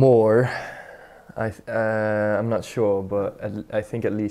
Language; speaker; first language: English; non-native, fluent; Dutch